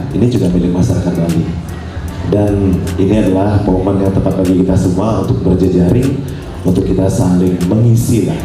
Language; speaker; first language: Indonesian; native; Indonesian